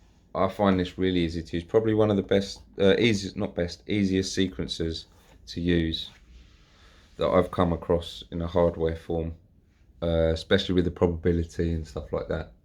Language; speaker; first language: English; native; English